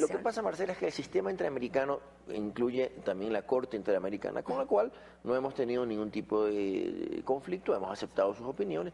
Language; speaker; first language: Spanish; native; Spanish